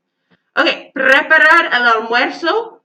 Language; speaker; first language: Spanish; non-native, learner; English